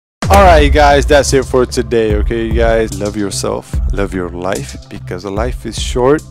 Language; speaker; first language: English; non-native, local second language; Malay